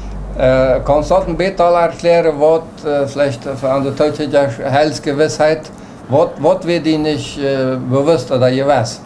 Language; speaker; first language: German; non-native, local second language; Plautdietsch